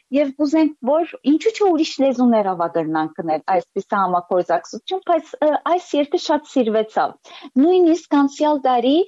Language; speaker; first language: Armenian; early bilingual, heritage; Armenian